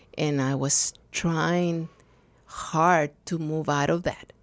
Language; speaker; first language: English; non-native, fluent; Spanish